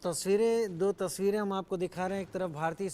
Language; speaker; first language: Hindi; native; Hindi